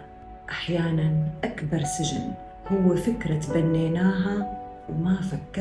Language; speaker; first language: Arabic; native; Arabic